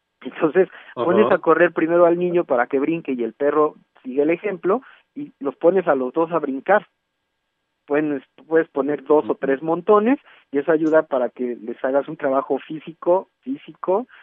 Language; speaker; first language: Spanish; native; Spanish